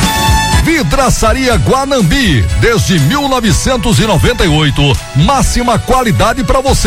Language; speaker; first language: Portuguese; native; Portuguese